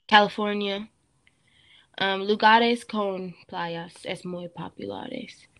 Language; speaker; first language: Spanish; non-native, learner; English